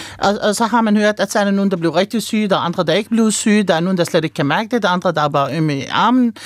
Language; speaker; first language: Danish; early bilingual, other home language; Arabic